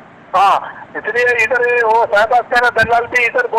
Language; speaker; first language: Hindi; non-native, local second language; Malayalam